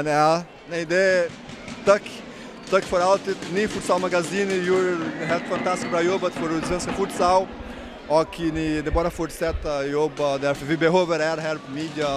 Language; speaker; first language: Swedish; non-native, learner; Portuguese